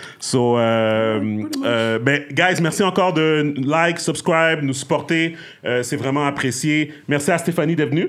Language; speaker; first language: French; native; French